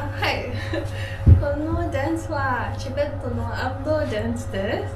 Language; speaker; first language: Japanese; non-native, fluent; Tibetan